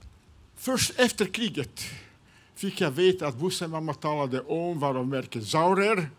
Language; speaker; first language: Swedish; non-native, fluent; Serbian